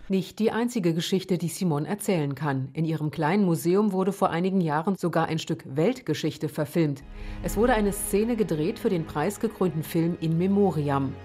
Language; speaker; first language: German; native; German